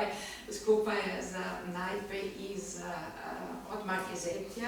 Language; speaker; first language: Slovenian; non-native, learner; German